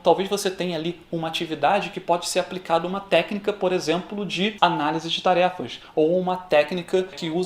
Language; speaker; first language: Portuguese; native; Portuguese